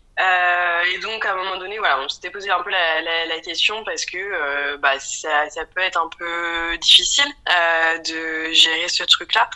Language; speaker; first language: French; native; French